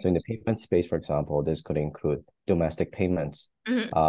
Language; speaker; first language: English; native; English